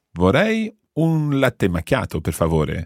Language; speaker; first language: Italian; non-native, fluent; English